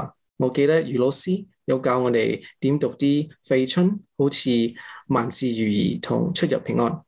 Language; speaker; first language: Cantonese; early bilingual, heritage; English